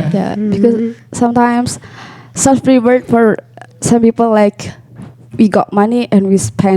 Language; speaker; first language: English; non-native, learner; Indonesian